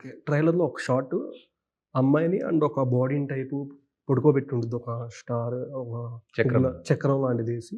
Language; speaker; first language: Telugu; native; Telugu